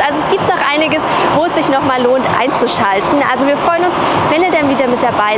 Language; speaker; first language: German; native; German